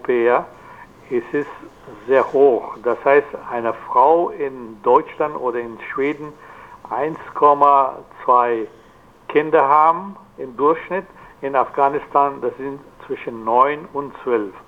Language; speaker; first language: German; non-native, fluent; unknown